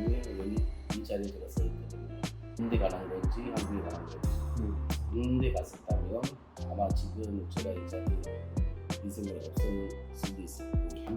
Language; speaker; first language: Korean; non-native, fluent; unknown